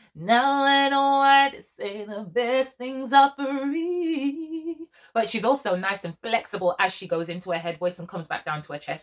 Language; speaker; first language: English; native; English